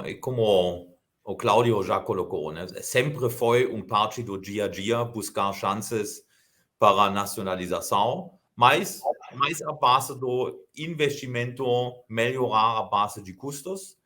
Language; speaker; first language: Portuguese; non-native, fluent; German